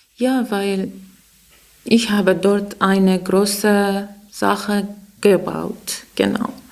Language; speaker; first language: German; non-native, learner; Arabic